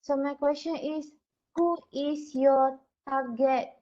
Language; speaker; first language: English; non-native, local second language; Malay